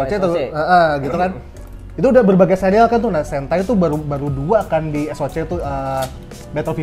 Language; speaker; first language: Indonesian; native; Indonesian